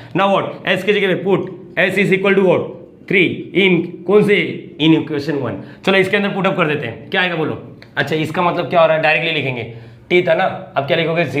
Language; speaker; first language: Hindi; non-native, local second language; Marathi